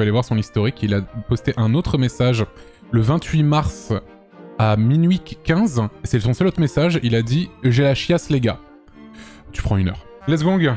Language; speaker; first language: French; native; French